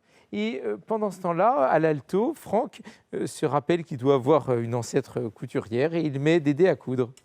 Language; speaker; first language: French; native; French